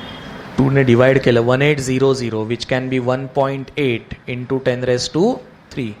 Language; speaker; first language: English; non-native, local second language; Marathi